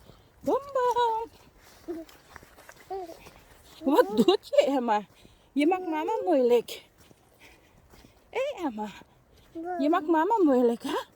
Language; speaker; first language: Dutch; non-native, learner; Filipino